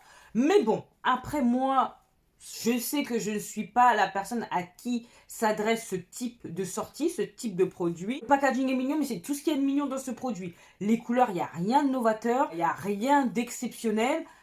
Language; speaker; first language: French; native; French